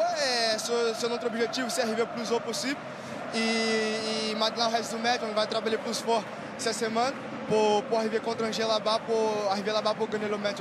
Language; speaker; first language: French; non-native, learner; Portuguese